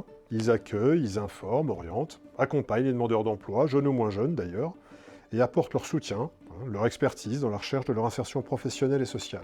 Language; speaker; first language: French; native; French